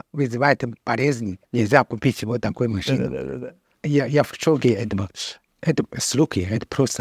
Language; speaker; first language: Russian; non-native, learner; Chinese